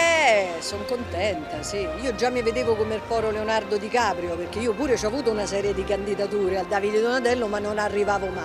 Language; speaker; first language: Italian; native; Italian